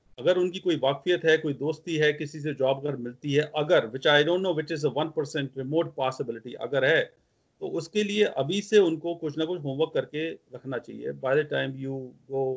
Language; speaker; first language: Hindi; non-native, local second language; Punjabi